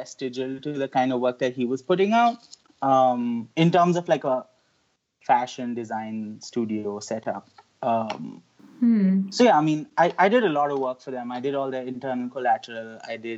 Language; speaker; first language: English; non-native, local second language; Hindi